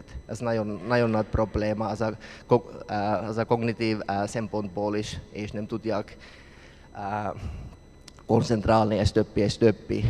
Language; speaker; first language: Hungarian; non-native, learner; Finnish